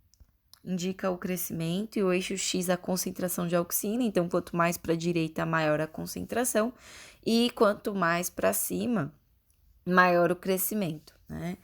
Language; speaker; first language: Portuguese; native; Portuguese